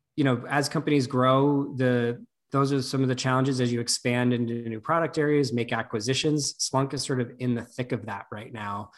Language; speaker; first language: English; native; English